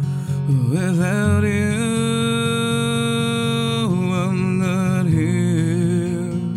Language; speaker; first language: English; non-native, local second language; Filipino